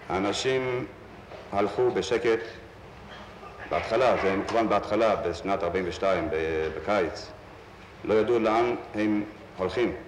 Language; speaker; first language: Hebrew; non-native, fluent; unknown